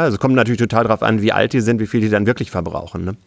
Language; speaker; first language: German; native; German